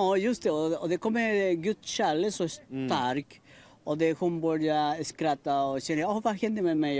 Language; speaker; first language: Swedish; non-native, learner; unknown